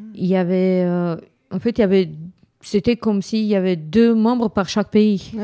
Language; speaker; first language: French; non-native, fluent; Romanian